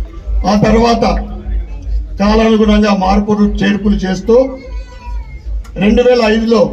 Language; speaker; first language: Telugu; native; Telugu